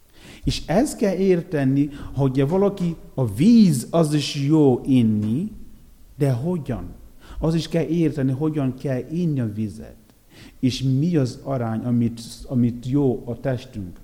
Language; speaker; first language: Hungarian; non-native, fluent; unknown